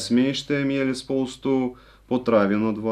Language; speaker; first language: Czech; non-native, learner; Russian